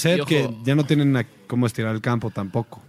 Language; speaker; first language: Spanish; native; Spanish